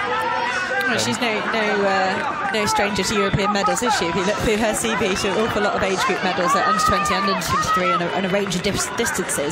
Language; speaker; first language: English; native; English